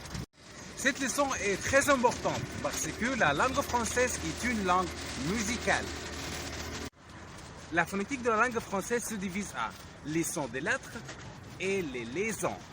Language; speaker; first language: French; non-native, fluent; Arabic